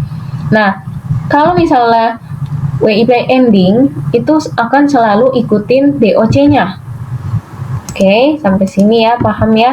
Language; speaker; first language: Indonesian; native; Indonesian